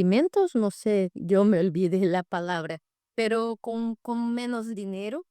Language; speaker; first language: Spanish; non-native, fluent; Portuguese